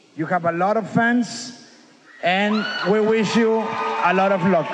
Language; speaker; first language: English; non-native, fluent; Spanish